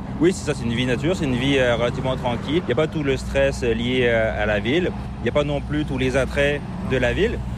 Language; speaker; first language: French; native; French